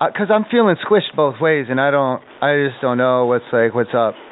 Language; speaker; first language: English; native; English